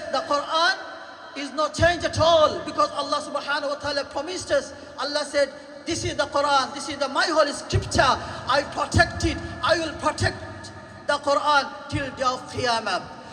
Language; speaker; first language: English; non-native, local second language; Bangla